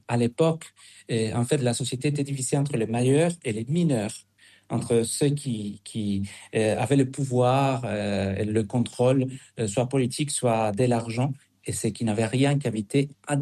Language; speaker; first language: French; non-native, fluent; Spanish